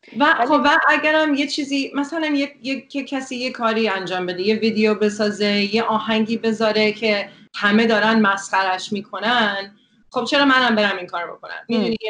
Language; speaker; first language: Persian; early bilingual, heritage; Persian